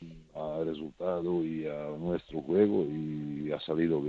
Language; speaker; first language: Spanish; non-native, fluent; Serbian